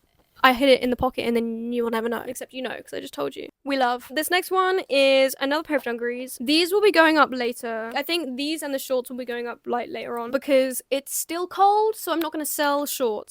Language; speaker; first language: English; native; English